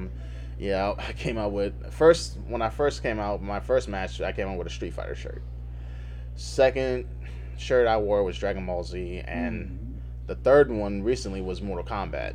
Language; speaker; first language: English; native; English